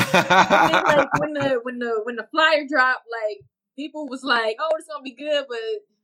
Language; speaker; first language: English; native; English